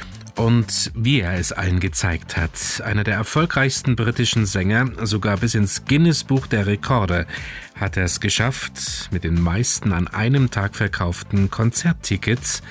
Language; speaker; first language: German; native; German